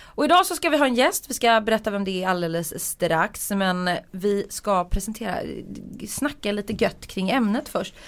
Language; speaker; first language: Swedish; early bilingual, other home language; Polish